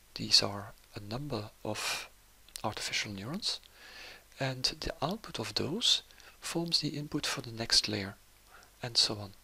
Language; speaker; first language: English; non-native, fluent; Dutch